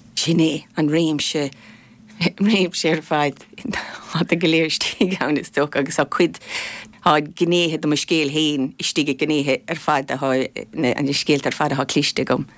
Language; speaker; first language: Irish; non-native, local second language; English